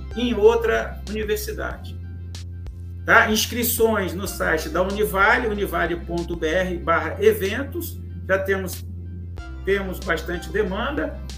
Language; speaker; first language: Portuguese; native; Portuguese